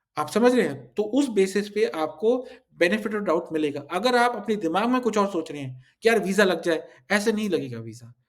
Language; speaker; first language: Hindi; early bilingual, heritage; Hindi